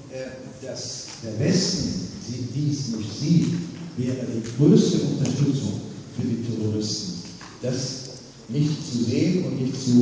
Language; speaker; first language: German; non-native, fluent; Arabic